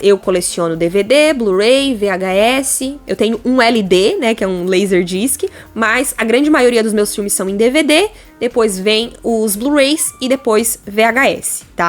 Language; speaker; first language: Portuguese; native; Portuguese